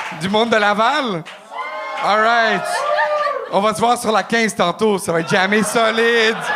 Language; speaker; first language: French; non-native, local second language; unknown